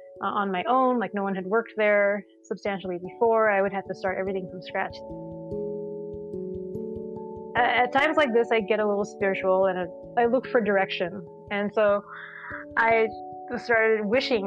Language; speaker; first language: English; non-native, local second language; Sinhala